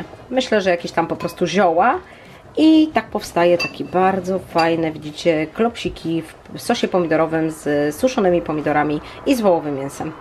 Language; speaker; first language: Polish; native; Polish